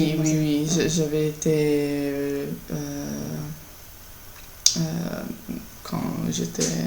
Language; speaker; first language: French; non-native, learner; Italian